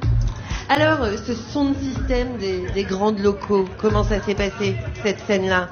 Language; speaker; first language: French; native; French